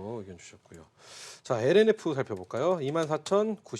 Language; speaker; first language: Korean; native; Korean